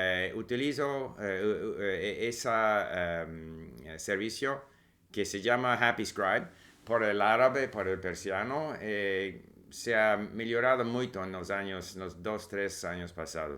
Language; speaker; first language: Spanish; non-native, fluent; English